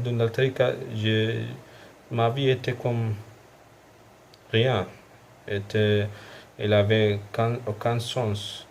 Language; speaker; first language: French; non-native, local second language; Arabic